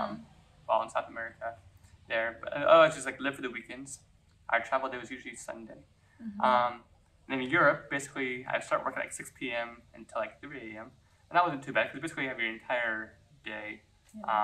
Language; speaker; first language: English; native; English